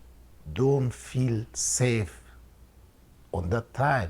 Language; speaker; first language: English; non-native, learner; Persian